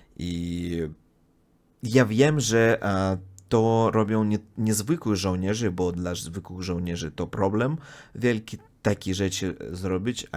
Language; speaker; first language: Polish; non-native, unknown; Russian